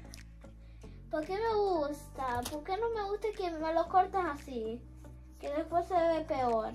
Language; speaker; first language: Spanish; early bilingual, heritage; Spanish